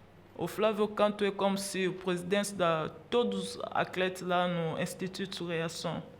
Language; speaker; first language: Portuguese; non-native, learner; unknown